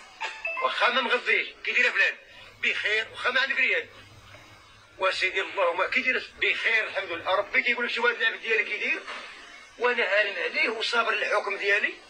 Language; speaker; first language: Arabic; native; Arabic